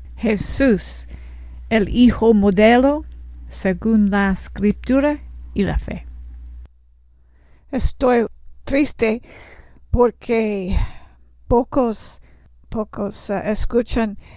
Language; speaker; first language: Spanish; non-native, learner; English